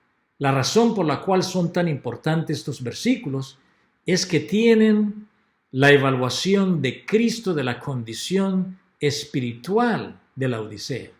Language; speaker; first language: Spanish; native; Spanish